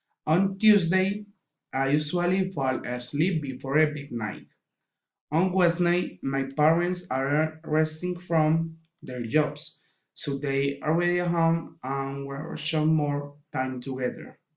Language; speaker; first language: English; non-native, learner; Spanish